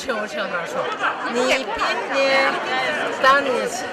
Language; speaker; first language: Russian; non-native, learner; Chinese